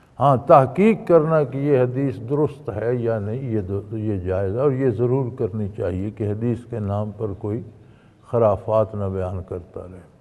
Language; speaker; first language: Urdu; non-native, local second language; Punjabi